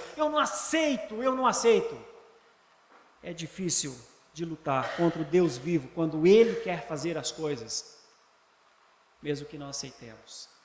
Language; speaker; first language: Portuguese; native; Portuguese